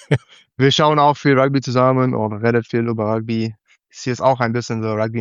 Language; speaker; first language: German; non-native, learner; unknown